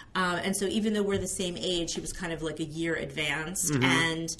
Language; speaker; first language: English; native; English